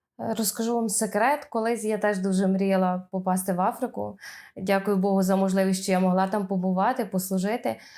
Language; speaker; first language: Ukrainian; native; Ukrainian